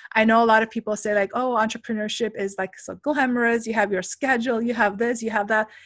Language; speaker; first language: English; non-native, fluent; Armenian